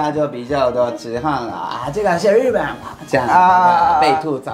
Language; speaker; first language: Chinese; non-native, learner; Japanese